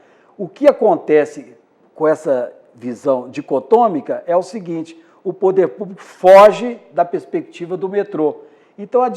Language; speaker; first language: Portuguese; native; Portuguese